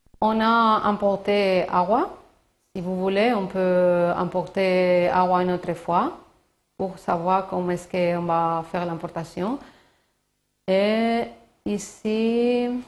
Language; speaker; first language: French; non-native, learner; Spanish